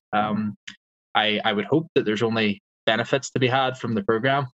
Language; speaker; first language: English; native; English